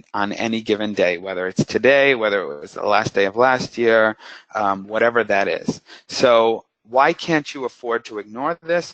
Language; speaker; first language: English; native; English